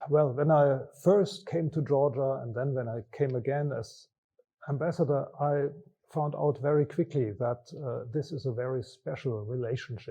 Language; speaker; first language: English; non-native, fluent; German